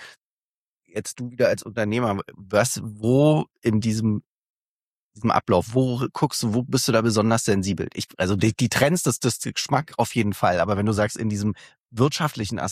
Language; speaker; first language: German; native; German